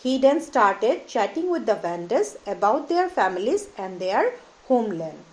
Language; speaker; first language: English; non-native, local second language; Assamese